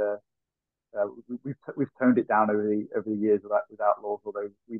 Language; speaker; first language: English; native; English